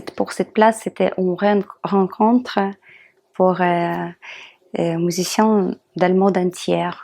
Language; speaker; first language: French; non-native, learner; Russian